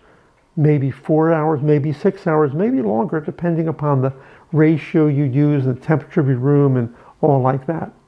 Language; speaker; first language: English; native; English